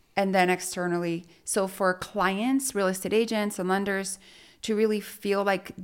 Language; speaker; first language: English; early bilingual, other home language; Spanish